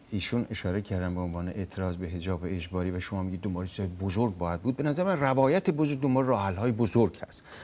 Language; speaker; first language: Persian; native; Persian